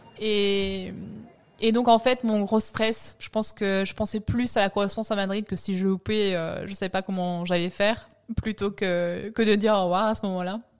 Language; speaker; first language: French; early bilingual, other home language; Italian